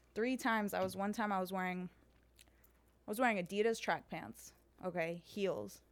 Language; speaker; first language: English; early bilingual, heritage; Serbian